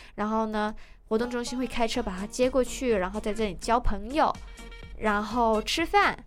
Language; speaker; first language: Chinese; native; Chinese